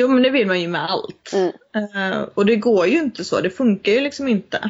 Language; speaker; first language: Swedish; native; Swedish